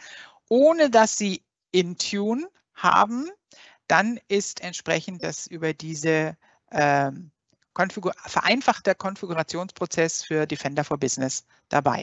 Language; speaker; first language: German; native; German